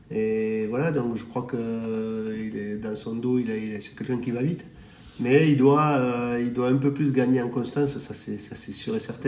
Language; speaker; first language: French; native; French